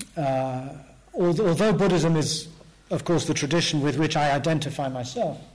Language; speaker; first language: English; native; English